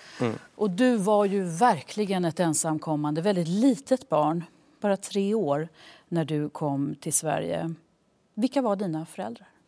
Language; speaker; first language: Swedish; native; Swedish